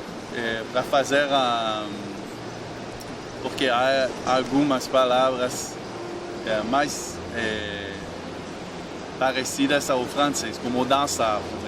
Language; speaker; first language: Portuguese; non-native, learner; French